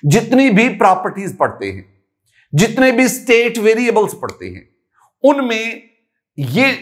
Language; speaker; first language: Urdu; non-native, local second language; Punjabi